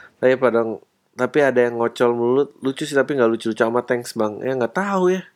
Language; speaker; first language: Indonesian; native; Indonesian